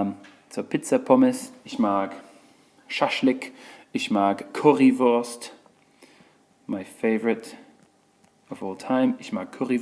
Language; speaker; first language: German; non-native, fluent; English